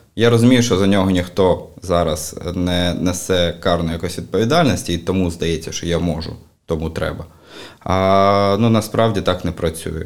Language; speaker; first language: Ukrainian; native; Ukrainian